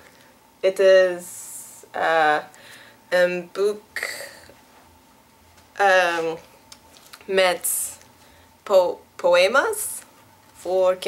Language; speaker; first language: Dutch; non-native, learner; English